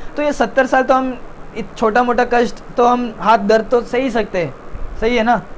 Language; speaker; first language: Hindi; non-native, local second language; Tamil